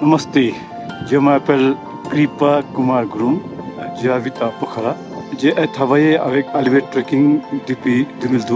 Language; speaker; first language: French; non-native, learner; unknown